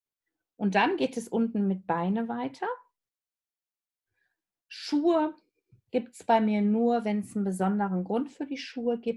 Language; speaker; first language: German; native; German